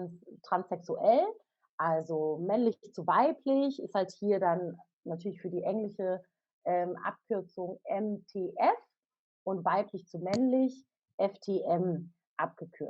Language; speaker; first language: German; native; German